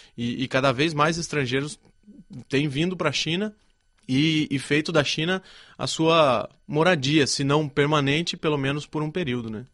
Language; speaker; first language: Portuguese; native; Portuguese